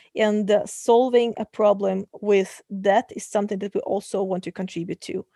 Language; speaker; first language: English; non-native, fluent; Russian